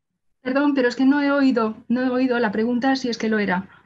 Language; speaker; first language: Spanish; native; Spanish